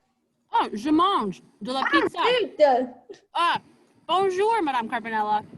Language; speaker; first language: French; non-native, fluent; English